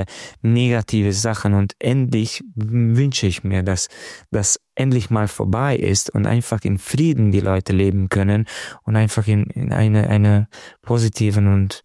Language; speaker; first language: German; non-native, learner; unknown